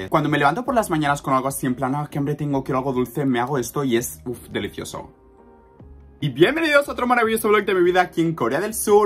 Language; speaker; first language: Spanish; native; Spanish